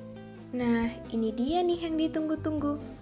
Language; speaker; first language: Indonesian; native; Indonesian